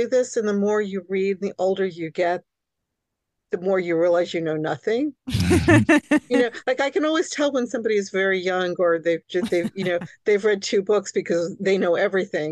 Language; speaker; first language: English; early bilingual, other home language; Hungarian